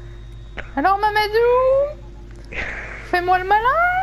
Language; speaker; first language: French; native; French